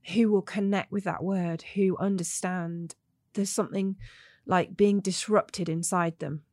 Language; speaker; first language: English; native; English